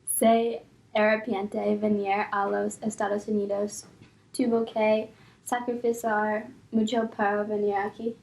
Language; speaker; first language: Spanish; non-native, learner; English